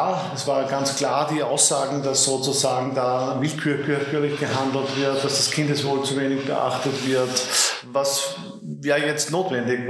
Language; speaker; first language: German; native; German